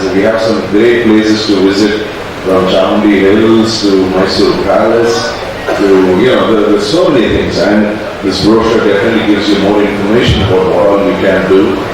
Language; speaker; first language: English; non-native, local second language; Kannada